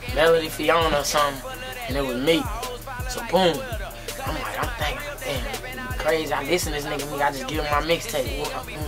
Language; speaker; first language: English; native; English